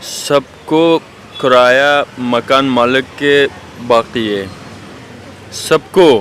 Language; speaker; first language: Hindi; non-native, learner; Persian